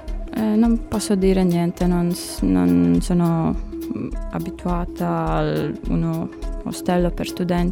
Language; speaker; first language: Italian; non-native, learner; Latvian